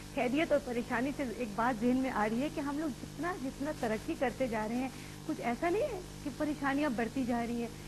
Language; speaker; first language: Urdu; non-native, local second language; Pashto